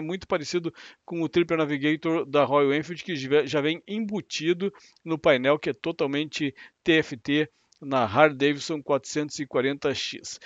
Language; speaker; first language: Portuguese; native; Portuguese